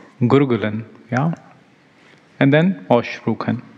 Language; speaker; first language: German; non-native, learner; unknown